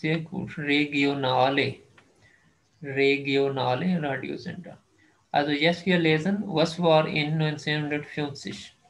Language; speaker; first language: German; non-native, fluent; Urdu